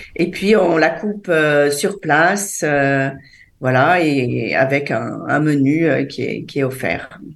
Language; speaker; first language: French; early bilingual, other home language; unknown